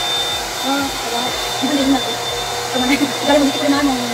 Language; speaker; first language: Japanese; non-native, fluent; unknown